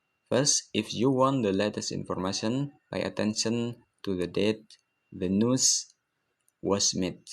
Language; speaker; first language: English; non-native, learner; Indonesian